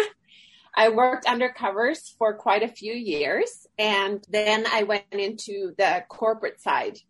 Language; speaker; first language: English; early bilingual, other home language; Swedish